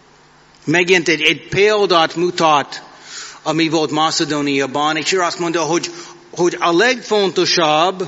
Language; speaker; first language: Hungarian; non-native, fluent; English